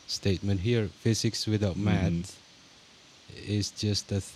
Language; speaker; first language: English; non-native, fluent; Indonesian